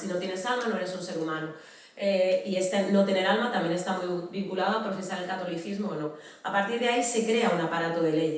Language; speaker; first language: Spanish; native; Spanish